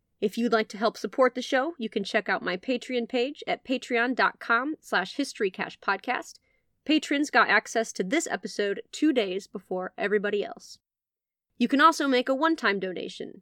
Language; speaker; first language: English; native; English